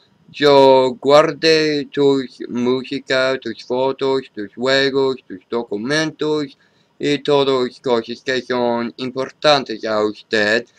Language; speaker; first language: Spanish; non-native, learner; English